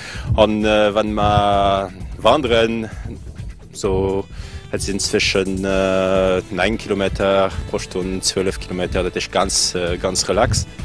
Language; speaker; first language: German; non-native, learner; French